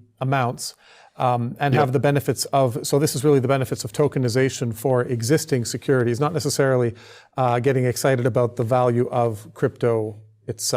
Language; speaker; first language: English; native; English